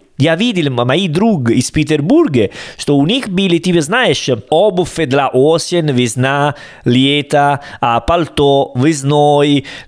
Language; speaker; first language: Russian; non-native, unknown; Italian